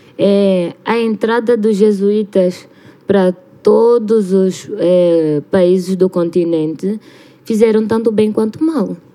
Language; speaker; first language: Portuguese; native; Portuguese